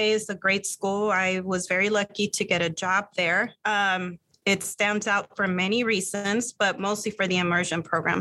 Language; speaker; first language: English; early bilingual, other home language; Spanish